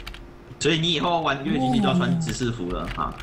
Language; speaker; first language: Chinese; native; Chinese